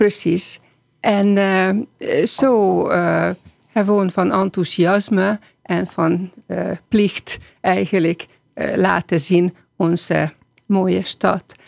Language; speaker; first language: Dutch; non-native, fluent; Hungarian